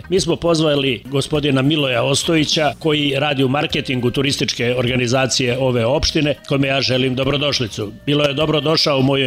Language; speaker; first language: Serbian; native; Serbian